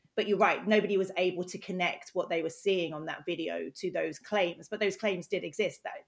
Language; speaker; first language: English; native; English